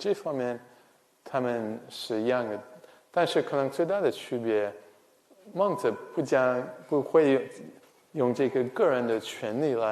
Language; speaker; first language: Chinese; non-native, fluent; English